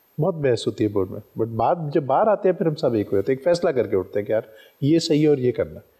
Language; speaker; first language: Urdu; non-native, local second language; Punjabi